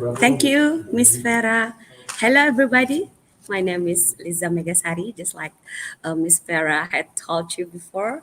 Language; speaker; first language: English; non-native, fluent; Indonesian